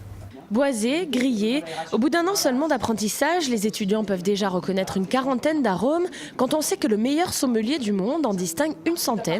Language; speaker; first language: French; native; French